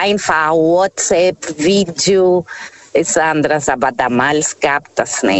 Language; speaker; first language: German; non-native, fluent; Portuguese